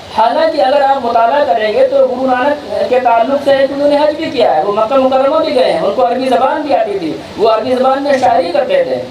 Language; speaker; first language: Urdu; native; Urdu